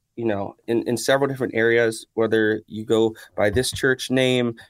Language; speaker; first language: English; native; English